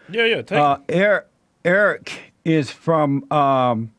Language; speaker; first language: English; native; English